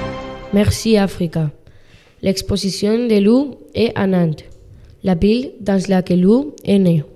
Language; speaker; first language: French; non-native, learner; Spanish